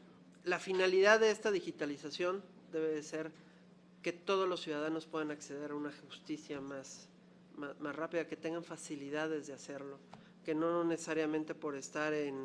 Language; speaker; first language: Spanish; native; Spanish